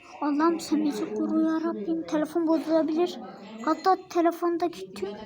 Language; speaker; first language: Turkish; native; Turkish